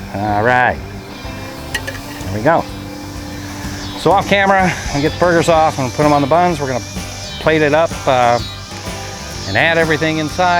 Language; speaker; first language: English; native; English